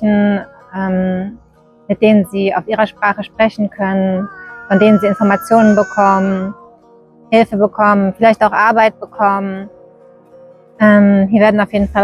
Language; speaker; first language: German; early bilingual, other home language; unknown